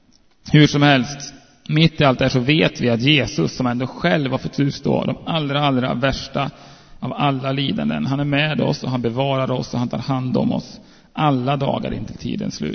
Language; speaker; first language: Swedish; native; Swedish